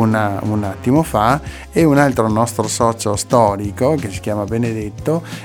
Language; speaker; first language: Italian; native; Italian